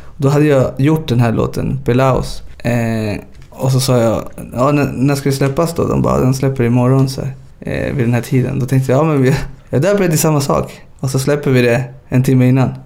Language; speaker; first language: Swedish; early bilingual, other home language; Spanish